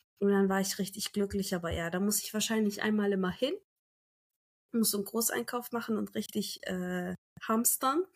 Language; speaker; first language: German; early bilingual, other home language; Turkish